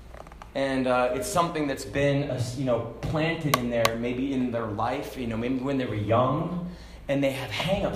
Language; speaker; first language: English; native; English